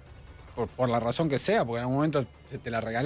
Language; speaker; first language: Spanish; native; Spanish